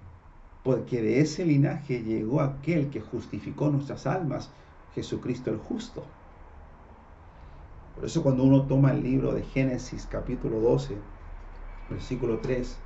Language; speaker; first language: Spanish; native; Spanish